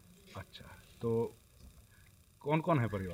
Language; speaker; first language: Hindi; native; Hindi